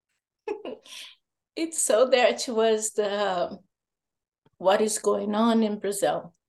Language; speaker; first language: English; non-native, fluent; Portuguese